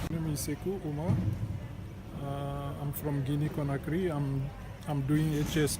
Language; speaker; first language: English; non-native, fluent; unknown